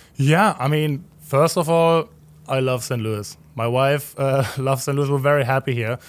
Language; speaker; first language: English; non-native, fluent; German